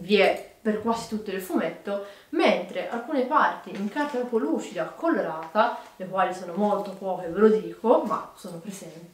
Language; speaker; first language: Italian; native; Italian